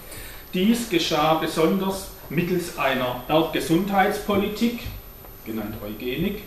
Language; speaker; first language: German; native; German